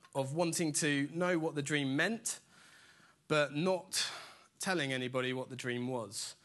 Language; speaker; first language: English; native; English